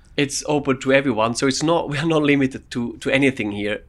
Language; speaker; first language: English; non-native, fluent; German